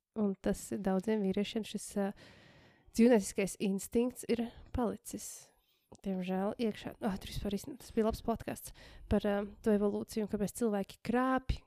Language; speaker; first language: Latvian; native; Latvian